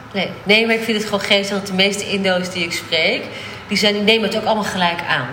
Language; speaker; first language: Dutch; native; Dutch